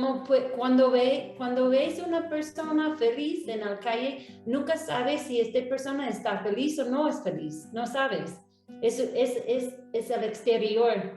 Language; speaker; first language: Spanish; non-native, fluent; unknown